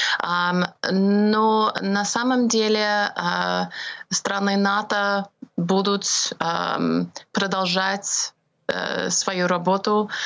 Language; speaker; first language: Russian; non-native, fluent; English